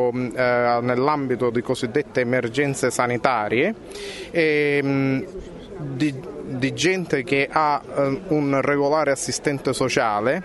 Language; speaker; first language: Italian; native; Italian